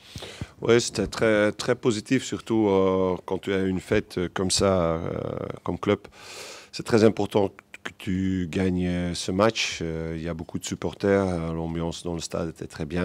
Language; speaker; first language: French; non-native, local second language; Dutch